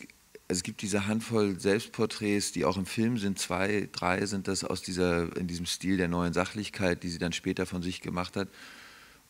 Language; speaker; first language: German; native; German